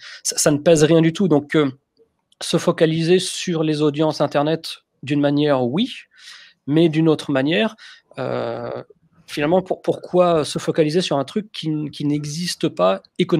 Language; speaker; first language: French; native; French